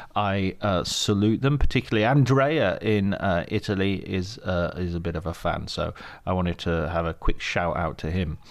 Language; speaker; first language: English; native; English